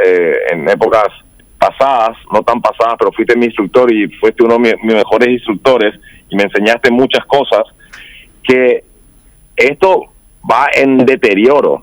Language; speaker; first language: Spanish; native; Spanish